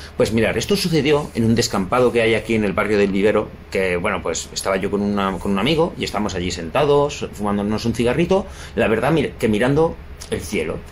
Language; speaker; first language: Spanish; native; Spanish